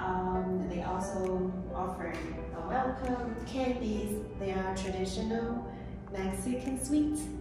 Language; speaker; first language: English; non-native, fluent; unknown